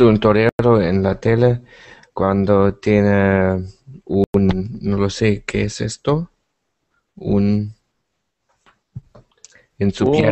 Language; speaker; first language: Spanish; non-native, learner; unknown